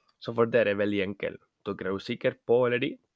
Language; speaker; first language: Norwegian; non-native, learner; Spanish